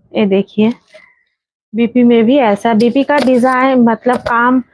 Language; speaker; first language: Hindi; non-native, local second language; Bangla